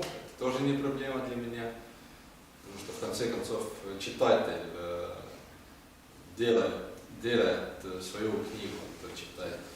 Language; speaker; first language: Russian; non-native, learner; Estonian